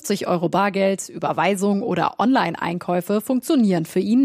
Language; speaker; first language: German; native; German